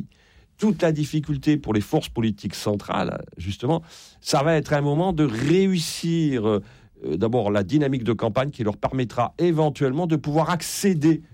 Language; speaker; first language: French; native; French